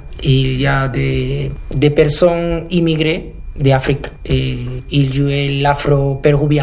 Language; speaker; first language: French; non-native, learner; Spanish